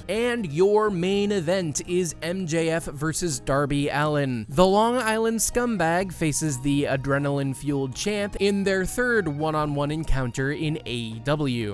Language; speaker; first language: English; native; English